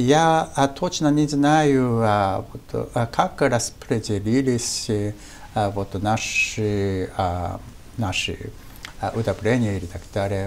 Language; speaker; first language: Russian; non-native, fluent; Japanese